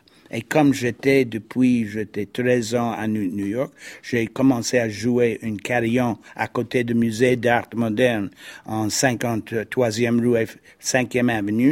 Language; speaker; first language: French; non-native, fluent; English